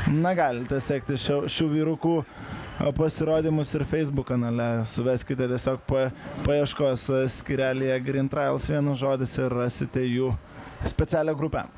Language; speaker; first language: Lithuanian; native; Lithuanian